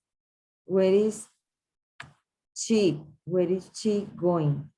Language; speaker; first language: English; non-native, learner; Spanish